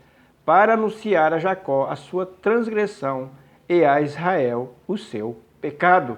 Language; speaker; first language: Portuguese; native; Portuguese